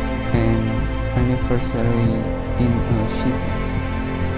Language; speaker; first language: English; non-native, learner; Indonesian